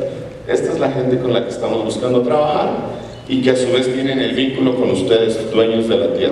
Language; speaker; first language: Spanish; native; Spanish